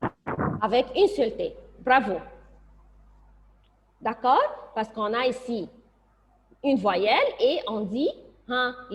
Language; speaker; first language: French; non-native, fluent; Arabic